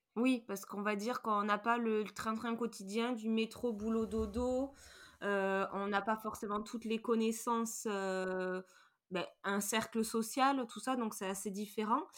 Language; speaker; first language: French; native; French